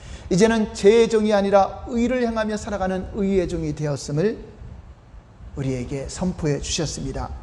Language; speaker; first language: Korean; native; Korean